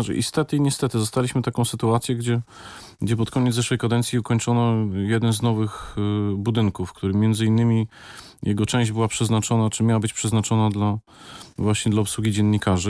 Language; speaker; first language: Polish; native; Polish